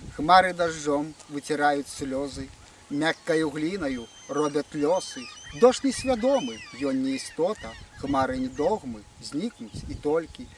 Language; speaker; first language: Belarusian; native; Belarusian